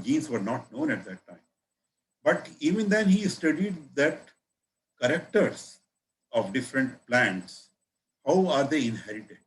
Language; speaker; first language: English; non-native, local second language; Hindi